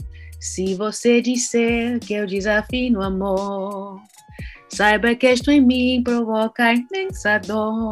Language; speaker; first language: Portuguese; non-native, learner; English